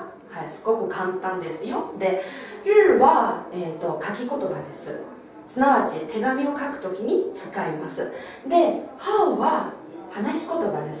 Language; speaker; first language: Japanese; non-native, local second language; Chinese